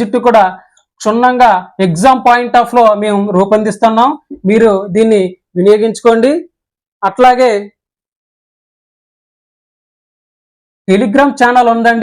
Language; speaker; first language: Telugu; native; Telugu